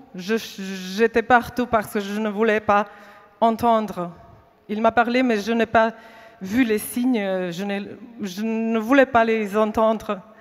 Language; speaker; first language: French; non-native, fluent; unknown